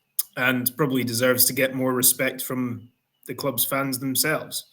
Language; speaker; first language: English; native; English